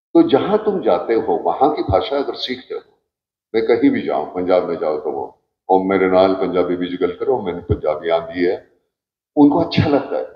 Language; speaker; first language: Hindi; non-native, local second language; Marathi